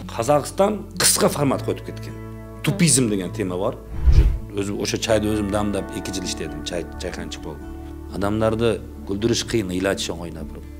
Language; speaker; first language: Kyrgyz; non-native, local second language; Uzbek